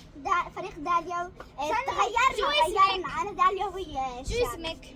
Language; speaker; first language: Arabic; native; Arabic